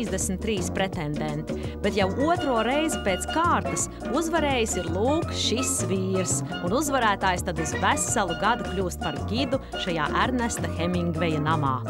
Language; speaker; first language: Latvian; native; Latvian